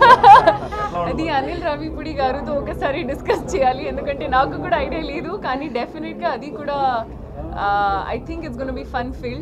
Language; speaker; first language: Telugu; non-native, learner; Hindi